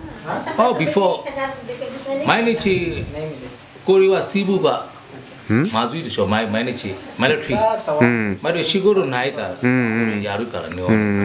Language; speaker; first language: Japanese; non-native, learner; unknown